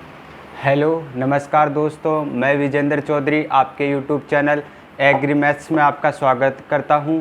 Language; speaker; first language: Hindi; native; Hindi